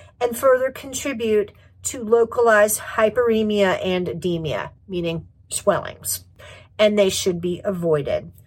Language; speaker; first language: English; native; English